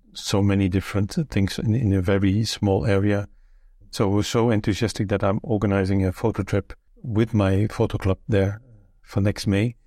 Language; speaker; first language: English; non-native, fluent; Dutch